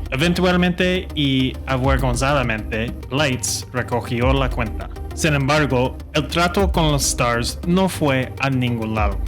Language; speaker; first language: Spanish; non-native, fluent; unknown